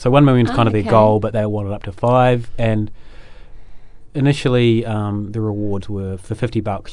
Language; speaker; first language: English; native; English